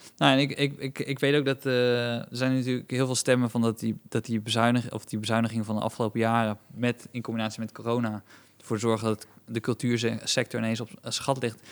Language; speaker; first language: Dutch; native; Dutch